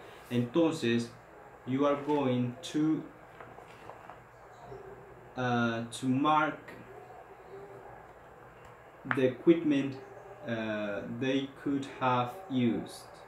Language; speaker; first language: English; non-native, fluent; Spanish